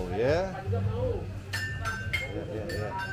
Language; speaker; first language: English; non-native, learner; Turkish